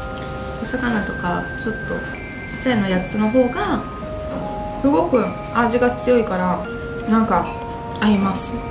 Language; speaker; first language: Japanese; non-native, fluent; Italian